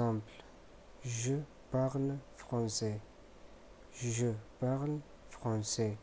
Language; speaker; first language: French; non-native, fluent; Pashto